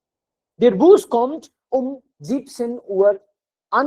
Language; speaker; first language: German; non-native, fluent; Hindi